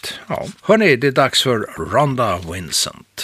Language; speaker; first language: Swedish; native; Swedish